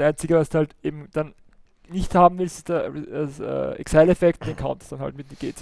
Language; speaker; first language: German; native; German